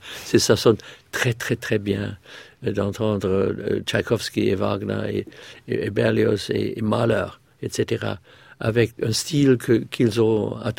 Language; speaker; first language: French; non-native, fluent; English